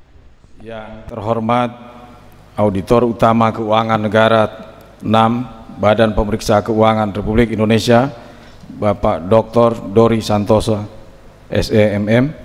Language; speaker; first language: Indonesian; native; Indonesian